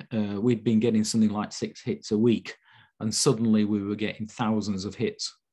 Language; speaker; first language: English; native; English